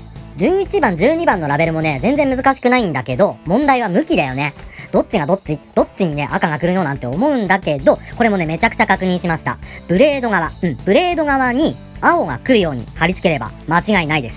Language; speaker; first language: Japanese; native; Japanese